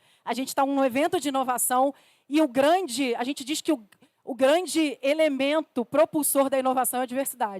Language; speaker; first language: Portuguese; native; Portuguese